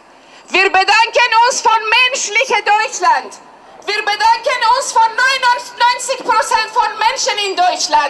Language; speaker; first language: German; non-native, fluent; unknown